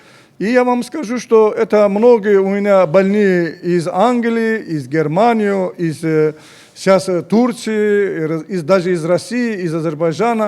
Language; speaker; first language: Russian; native; Russian